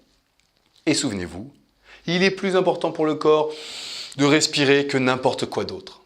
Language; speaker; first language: French; native; French